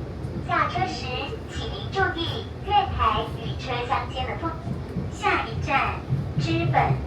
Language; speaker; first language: Chinese; native; Chinese